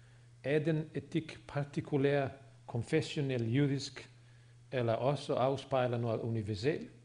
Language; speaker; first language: Swedish; non-native, fluent; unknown